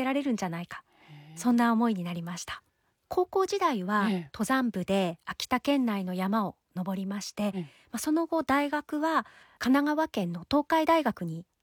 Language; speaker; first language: Japanese; native; Japanese